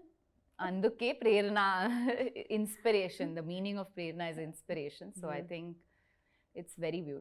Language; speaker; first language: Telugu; non-native, learner; Tulu